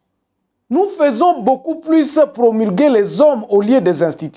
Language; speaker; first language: French; non-native, local second language; Lingala